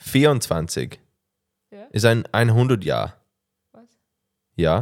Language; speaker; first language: German; non-native, learner; English